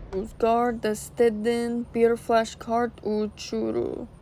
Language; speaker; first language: Turkish; non-native, learner; English